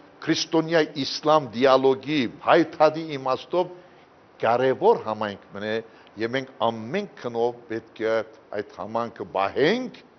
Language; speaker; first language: Armenian; early bilingual, heritage; Armenian